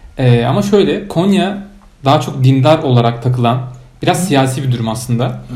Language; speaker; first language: Turkish; native; Turkish